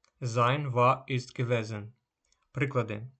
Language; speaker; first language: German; non-native, fluent; Ukrainian